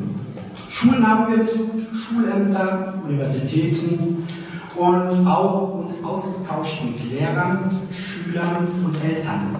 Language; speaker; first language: German; early bilingual, other home language; Turkish